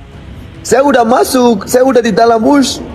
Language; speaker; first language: Indonesian; non-native, learner; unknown